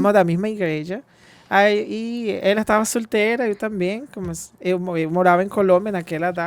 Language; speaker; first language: Portuguese; non-native, fluent; Spanish